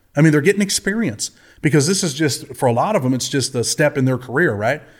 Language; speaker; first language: English; native; English